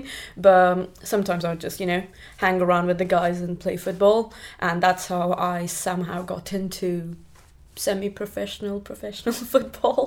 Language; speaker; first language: English; non-native, local second language; Marathi